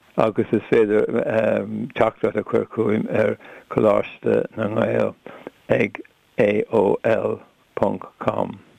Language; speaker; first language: Irish; non-native, local second language; English